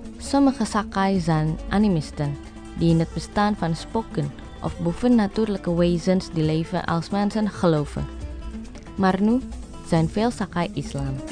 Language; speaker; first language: Dutch; non-native, learner; Indonesian